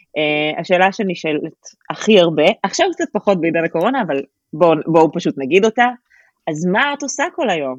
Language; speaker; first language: Hebrew; native; Hebrew